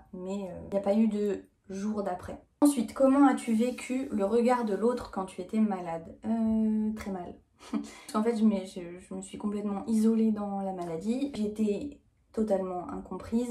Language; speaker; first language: French; native; French